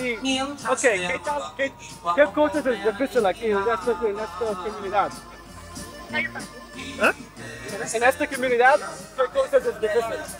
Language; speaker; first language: Spanish; non-native, learner; English